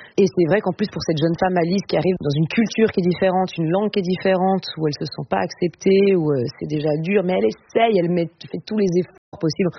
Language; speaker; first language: French; native; French